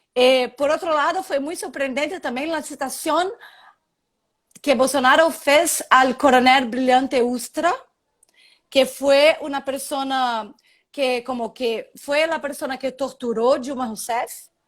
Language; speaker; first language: Spanish; non-native, learner; Portuguese